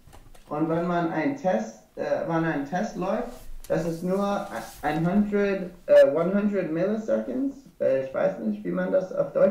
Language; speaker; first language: German; non-native, learner; English